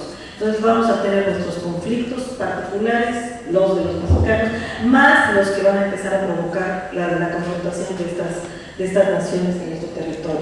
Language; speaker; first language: Spanish; native; Spanish